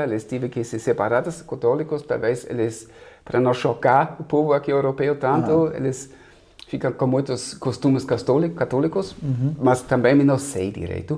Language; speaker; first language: Portuguese; non-native, fluent; German